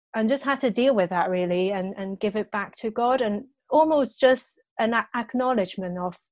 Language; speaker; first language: English; non-native, local second language; Cantonese